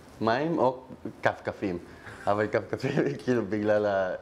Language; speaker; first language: Hebrew; non-native, fluent; Spanish